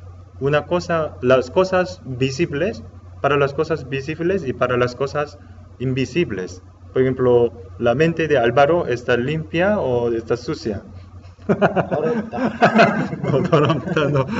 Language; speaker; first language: Spanish; non-native, learner; Korean